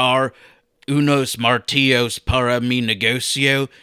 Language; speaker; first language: Spanish; non-native, learner; English